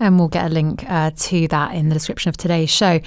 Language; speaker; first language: English; native; English